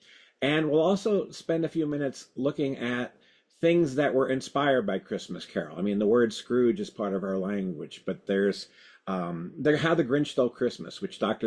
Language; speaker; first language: English; native; English